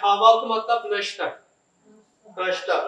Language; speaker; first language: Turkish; non-native, fluent; Urdu